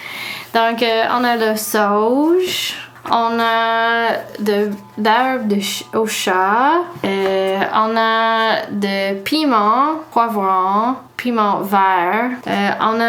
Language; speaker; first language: French; non-native, learner; English